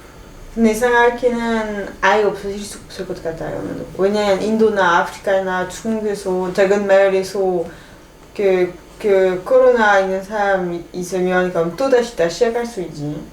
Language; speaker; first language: Korean; non-native, fluent; French